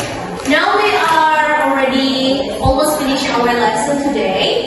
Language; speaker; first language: English; non-native, fluent; Indonesian